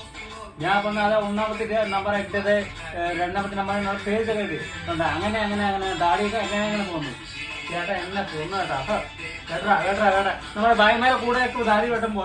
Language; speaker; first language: Malayalam; non-native, learner; Hindi